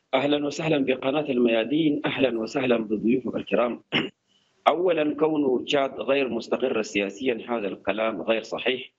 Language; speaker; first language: Arabic; native; Arabic